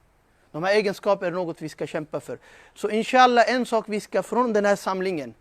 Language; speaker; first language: Swedish; non-native, fluent; Urdu